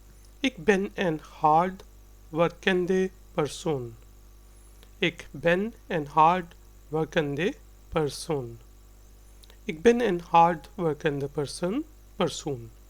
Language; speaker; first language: Dutch; non-native, fluent; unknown